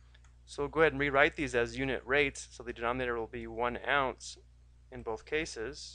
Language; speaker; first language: English; native; English